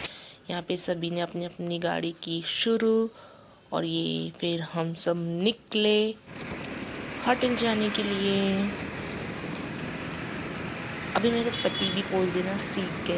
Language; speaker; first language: Hindi; native; Hindi